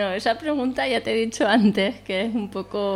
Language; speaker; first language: Spanish; native; Spanish